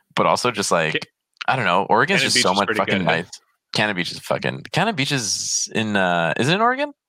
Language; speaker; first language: English; non-native, fluent; Polish